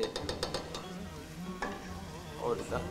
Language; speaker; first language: Spanish; non-native, learner; Turkish